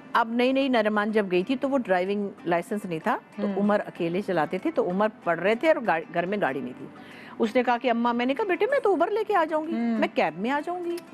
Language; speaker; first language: Urdu; native; Urdu